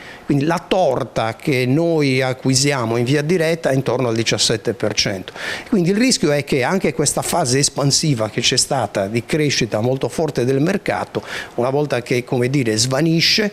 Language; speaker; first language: Italian; native; Italian